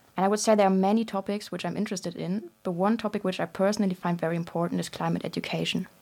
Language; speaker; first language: English; non-native, fluent; German